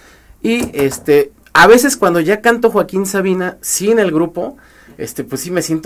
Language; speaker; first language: Spanish; native; Spanish